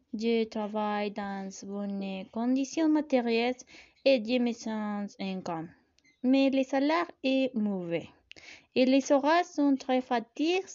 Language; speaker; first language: French; non-native, learner; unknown